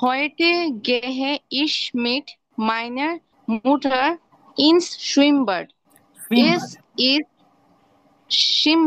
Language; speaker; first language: German; non-native, learner; Bangla